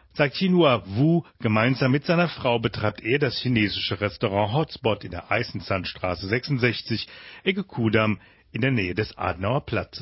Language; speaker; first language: German; native; German